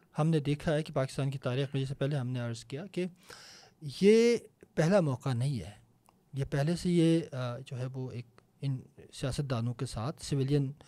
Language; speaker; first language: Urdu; non-native, local second language; Punjabi